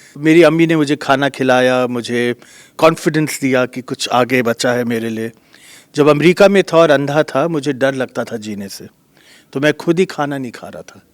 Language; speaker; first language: Hindi; native; Hindi